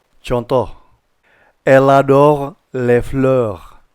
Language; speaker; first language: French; non-native, fluent; Indonesian